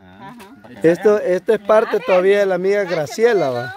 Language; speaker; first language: Spanish; native; Spanish